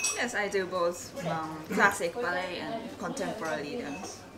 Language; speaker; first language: English; non-native, fluent; Japanese